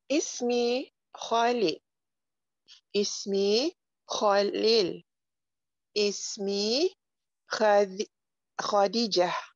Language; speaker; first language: Arabic; non-native, learner; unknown